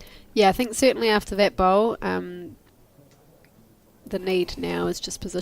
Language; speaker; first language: English; native; English